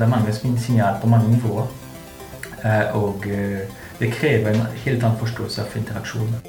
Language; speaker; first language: Norwegian; non-native, fluent; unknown